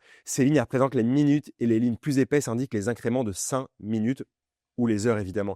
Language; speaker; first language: French; native; French